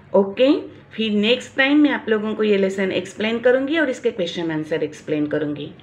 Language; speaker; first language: Hindi; non-native, local second language; Marathi